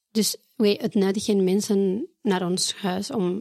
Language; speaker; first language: Dutch; non-native, fluent; Spanish